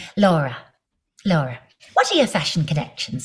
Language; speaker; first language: English; native; English